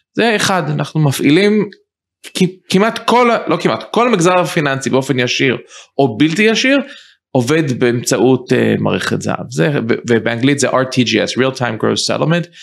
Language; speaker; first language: Hebrew; early bilingual, heritage; Hebrew